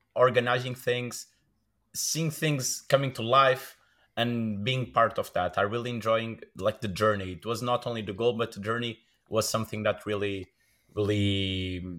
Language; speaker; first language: English; non-native, fluent; Portuguese